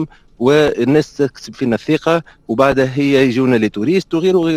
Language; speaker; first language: Arabic; native; Arabic